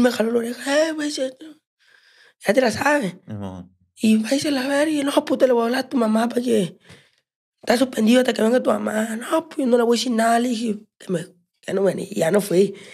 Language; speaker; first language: Spanish; native; Spanish